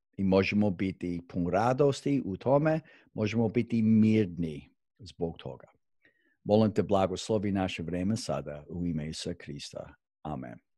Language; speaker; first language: Croatian; non-native, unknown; English